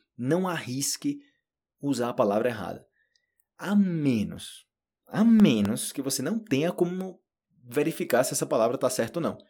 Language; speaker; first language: Portuguese; native; Portuguese